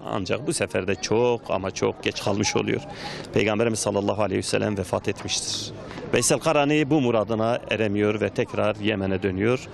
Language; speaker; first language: Turkish; native; Turkish